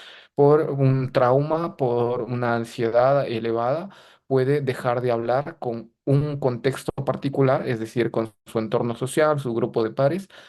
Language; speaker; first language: Spanish; native; Spanish